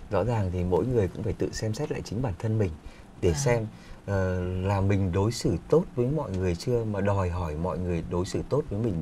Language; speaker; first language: Vietnamese; native; Vietnamese